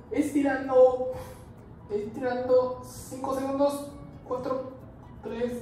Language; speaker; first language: Spanish; non-native, learner; Japanese